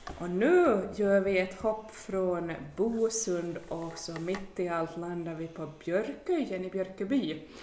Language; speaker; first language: Swedish; native; Swedish